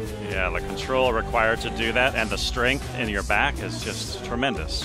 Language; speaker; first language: English; native; English